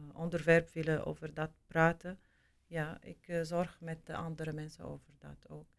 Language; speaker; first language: Dutch; non-native, learner; Arabic